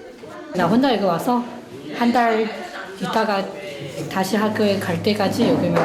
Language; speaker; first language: Korean; non-native, learner; Chinese